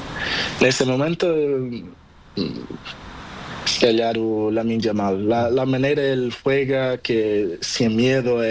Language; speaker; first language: Spanish; non-native, learner; Portuguese